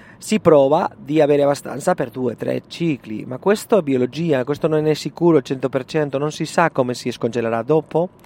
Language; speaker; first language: Italian; non-native, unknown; Spanish